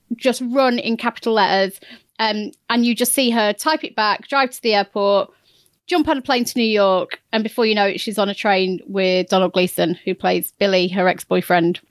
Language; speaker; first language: English; native; English